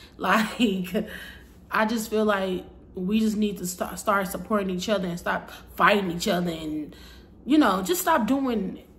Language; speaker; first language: English; native; English